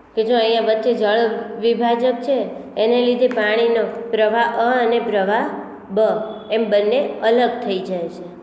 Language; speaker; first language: Gujarati; native; Gujarati